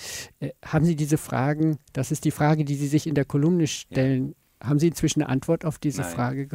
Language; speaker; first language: German; native; German